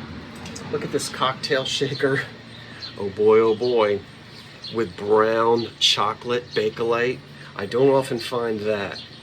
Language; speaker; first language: English; native; English